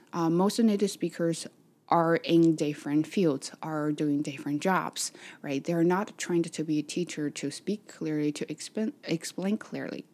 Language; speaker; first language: English; non-native, fluent; Chinese